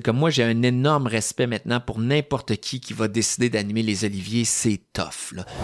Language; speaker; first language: French; native; French